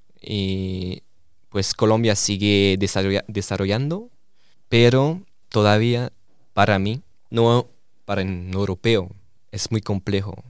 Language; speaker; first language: Spanish; early bilingual, heritage; Spanish